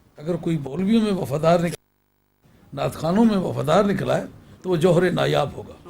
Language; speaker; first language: Urdu; non-native, local second language; Punjabi